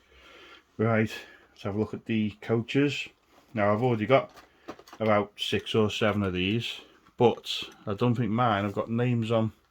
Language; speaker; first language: English; native; English